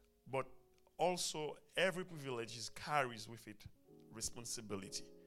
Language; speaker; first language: English; non-native, fluent; Haitian Creole